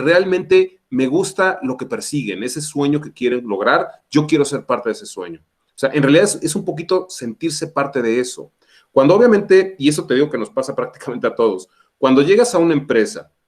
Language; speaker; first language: Spanish; native; Spanish